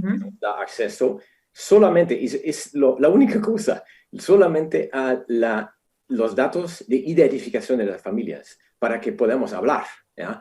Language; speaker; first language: Spanish; non-native, fluent; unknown